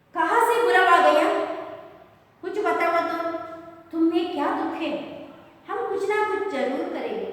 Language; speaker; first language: Hindi; non-native, local second language; Kannada